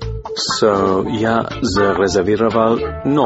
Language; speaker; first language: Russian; non-native, learner; English